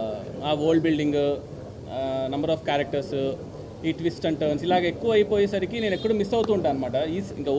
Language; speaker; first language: Telugu; native; Telugu